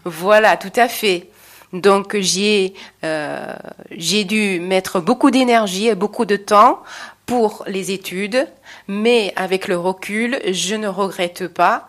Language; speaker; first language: French; non-native, fluent; Chinese